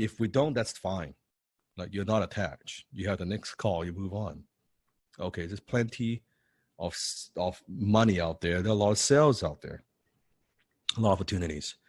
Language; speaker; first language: English; non-native, fluent; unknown